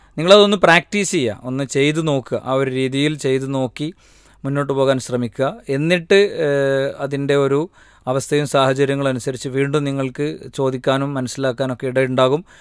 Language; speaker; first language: Malayalam; native; Malayalam